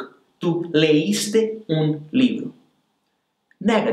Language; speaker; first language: Spanish; non-native, fluent; Portuguese